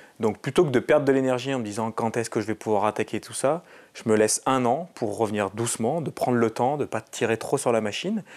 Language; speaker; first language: French; native; French